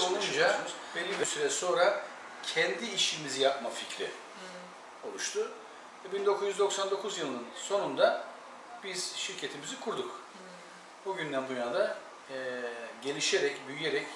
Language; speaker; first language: Turkish; native; Turkish